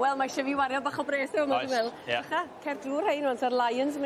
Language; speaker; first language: Welsh; native; Welsh